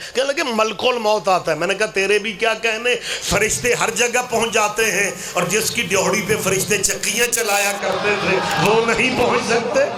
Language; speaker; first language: Urdu; non-native, local second language; Punjabi